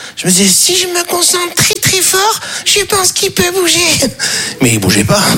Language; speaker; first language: French; native; French